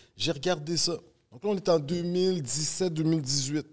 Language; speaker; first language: French; native; French